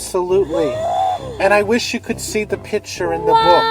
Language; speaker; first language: English; native; English